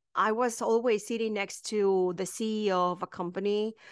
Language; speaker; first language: English; non-native, fluent; Spanish